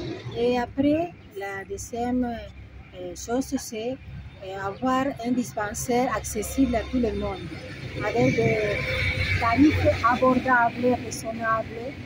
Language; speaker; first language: French; non-native, fluent; Spanish